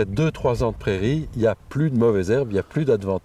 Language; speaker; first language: French; native; French